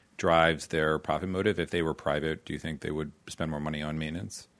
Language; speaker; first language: English; native; English